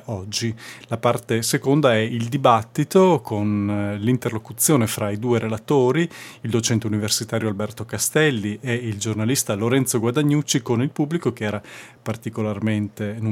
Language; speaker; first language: Italian; native; Italian